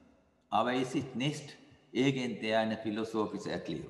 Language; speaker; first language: German; non-native, fluent; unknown